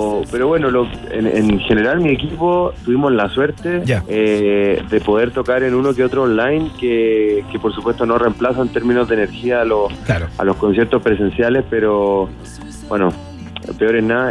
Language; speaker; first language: Spanish; native; Spanish